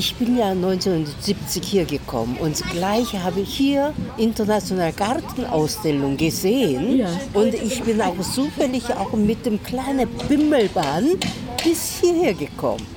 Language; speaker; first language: German; non-native, learner; Korean